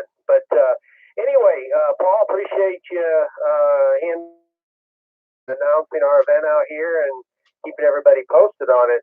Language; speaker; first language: English; native; English